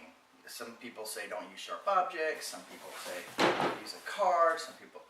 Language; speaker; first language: English; native; English